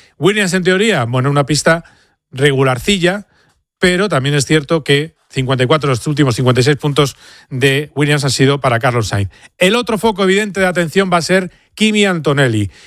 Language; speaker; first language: Spanish; native; Spanish